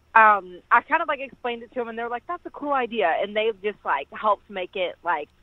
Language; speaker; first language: English; native; English